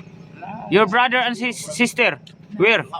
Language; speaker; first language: English; non-native, learner; Filipino